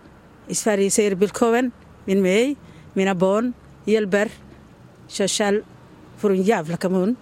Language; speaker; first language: Swedish; non-native, learner; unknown